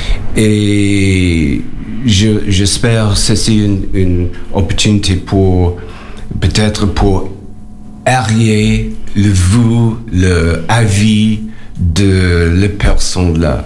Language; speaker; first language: French; non-native, learner; English